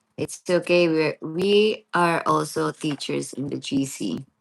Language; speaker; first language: English; non-native, local second language; Filipino